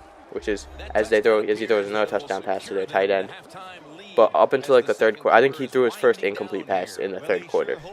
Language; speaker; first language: English; native; English